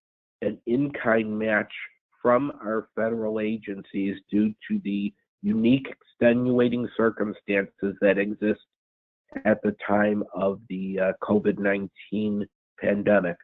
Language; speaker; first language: English; native; English